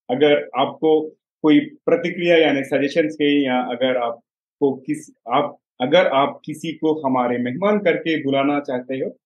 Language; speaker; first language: Hindi; non-native, local second language; Telugu